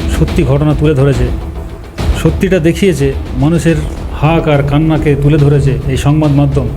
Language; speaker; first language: Bangla; native; Bangla